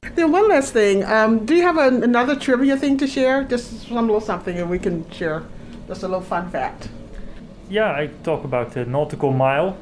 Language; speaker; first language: English; non-native, fluent; Dutch